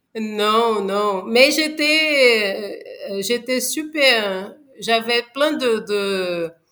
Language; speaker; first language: French; non-native, fluent; Portuguese